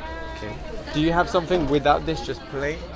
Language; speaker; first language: English; native; English